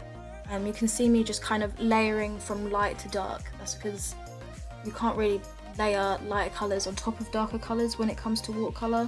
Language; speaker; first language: English; native; English